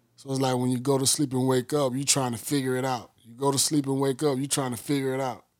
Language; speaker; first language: English; native; English